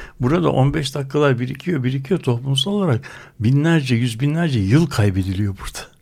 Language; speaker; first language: Turkish; native; Turkish